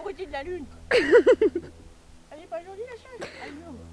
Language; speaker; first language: French; native; French